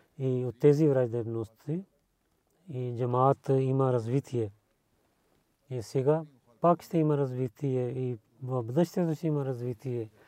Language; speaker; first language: Bulgarian; non-native, learner; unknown